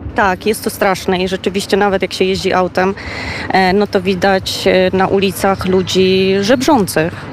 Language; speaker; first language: Polish; native; Polish